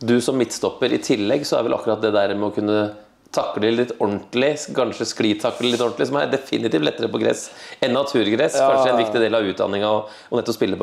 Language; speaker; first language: Norwegian; native; Norwegian